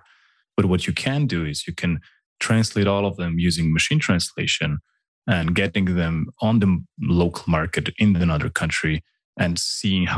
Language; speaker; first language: English; non-native, fluent; Slovenian